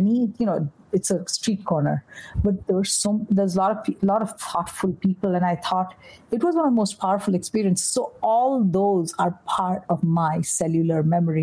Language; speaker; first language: English; non-native, local second language; Bangla